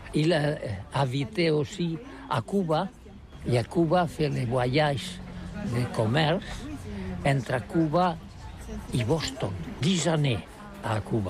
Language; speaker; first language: French; non-native, learner; Catalan